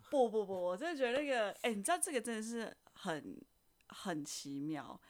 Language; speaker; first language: Chinese; non-native, fluent; Indonesian